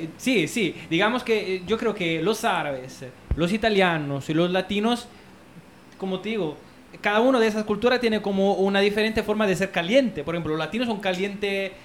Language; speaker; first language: Spanish; non-native, fluent; Italian